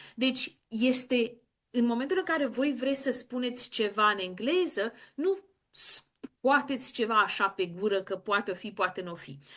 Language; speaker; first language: Romanian; native; Romanian